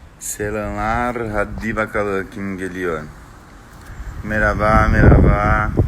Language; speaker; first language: Turkish; non-native, learner; Portuguese